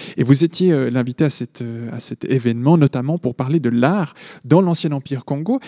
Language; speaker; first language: French; native; French